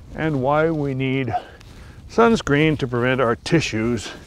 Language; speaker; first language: English; native; English